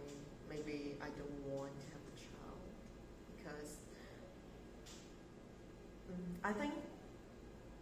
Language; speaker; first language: English; non-native, learner; Chinese